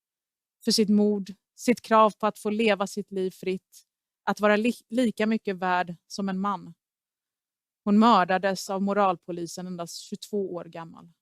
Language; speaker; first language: Swedish; early bilingual, other home language; Persian